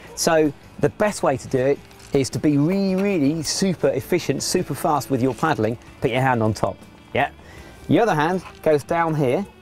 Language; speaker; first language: English; native; English